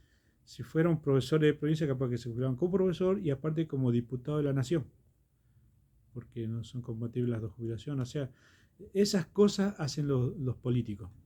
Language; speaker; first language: Spanish; native; Spanish